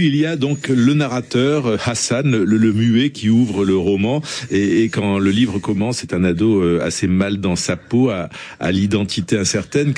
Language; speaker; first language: French; native; French